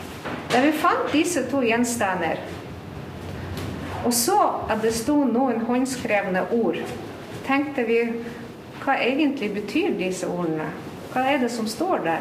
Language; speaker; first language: Norwegian; non-native, fluent; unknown